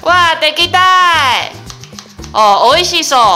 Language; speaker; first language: Japanese; non-native, learner; Chinese